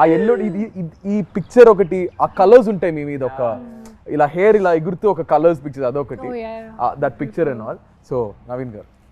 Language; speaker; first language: Telugu; native; Telugu